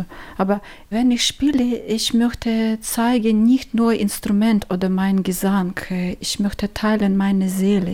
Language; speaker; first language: German; non-native, learner; Ukrainian